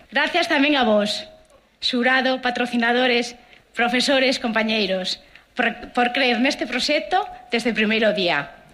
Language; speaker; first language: Galician; non-native, local second language; Spanish